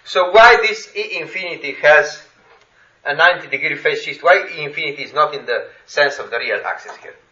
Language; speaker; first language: English; non-native, fluent; Slovenian